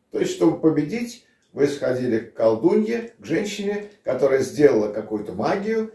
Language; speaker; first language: Russian; native; Russian